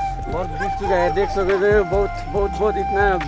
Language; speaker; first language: Hindi; non-native, local second language; Nepali